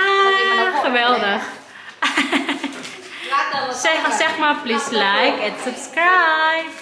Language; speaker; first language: Dutch; non-native, learner; Waray